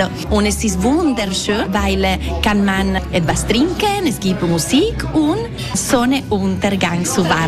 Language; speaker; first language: German; non-native, local second language; Italian